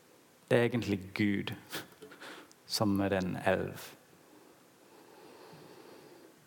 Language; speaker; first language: Norwegian; non-native, learner; English